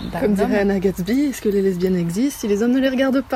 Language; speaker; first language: French; native; French